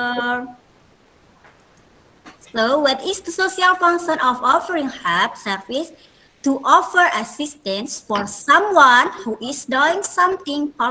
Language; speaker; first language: English; non-native, fluent; Indonesian